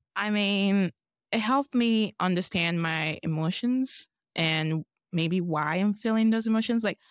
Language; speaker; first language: English; non-native, local second language; Yoruba